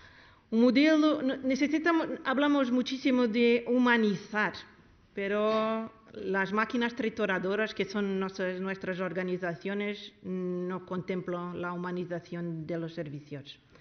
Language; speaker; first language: Spanish; non-native, learner; Portuguese